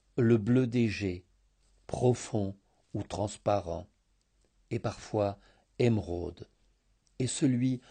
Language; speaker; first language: French; early bilingual, heritage; Greek